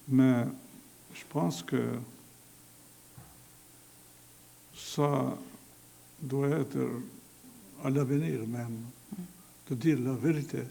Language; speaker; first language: French; non-native, fluent; Albanian